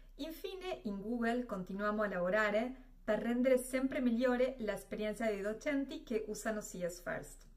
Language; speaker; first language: Italian; non-native, fluent; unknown